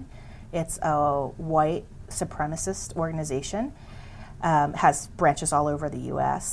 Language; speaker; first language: English; native; English